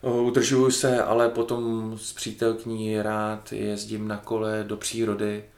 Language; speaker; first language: Czech; native; Czech